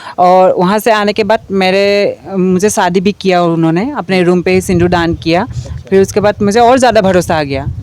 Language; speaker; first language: Hindi; non-native, local second language; Assamese